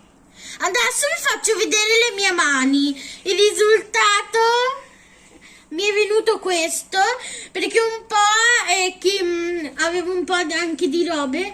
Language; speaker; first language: Italian; early bilingual, other home language; Urdu